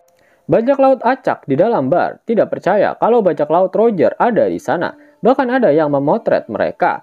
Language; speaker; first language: Indonesian; native; Indonesian